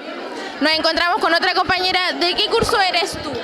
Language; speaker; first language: Spanish; native; Spanish